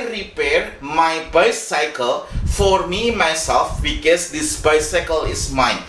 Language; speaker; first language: English; non-native, fluent; Indonesian